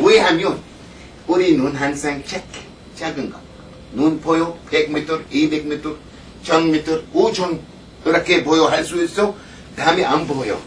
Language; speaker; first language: Korean; non-native, learner; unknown